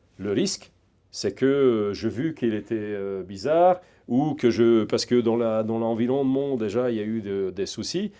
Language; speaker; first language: French; non-native, fluent; Hungarian